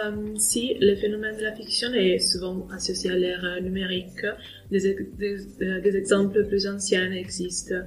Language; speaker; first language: French; non-native, fluent; Italian